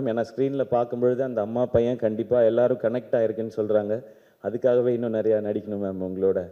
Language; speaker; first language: Tamil; native; Tamil